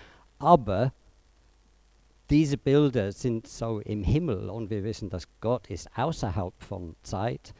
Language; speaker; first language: German; non-native, fluent; English